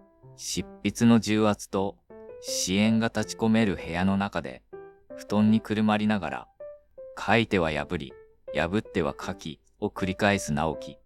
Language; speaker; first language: Japanese; native; Japanese